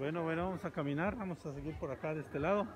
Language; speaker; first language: Spanish; native; Spanish